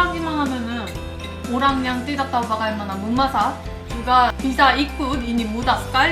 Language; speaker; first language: Indonesian; non-native, fluent; Korean